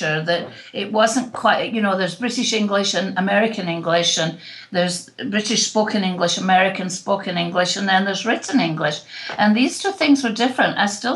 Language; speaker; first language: English; native; English